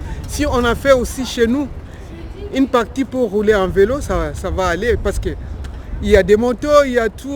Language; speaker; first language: French; non-native, local second language; Swahili